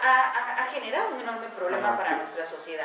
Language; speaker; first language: Spanish; native; Spanish